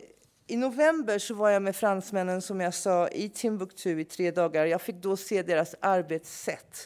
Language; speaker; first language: Swedish; non-native, fluent; English